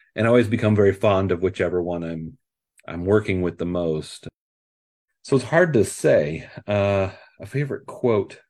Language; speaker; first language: English; native; English